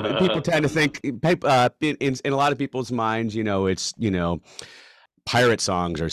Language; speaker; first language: English; native; English